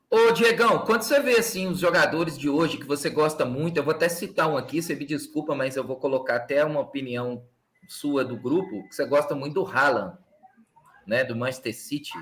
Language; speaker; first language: Portuguese; native; Portuguese